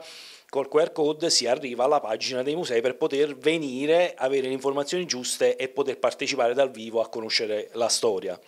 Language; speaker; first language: Italian; native; Italian